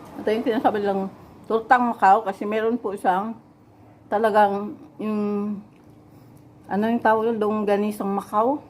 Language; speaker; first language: Filipino; non-native, local second language; Cebuano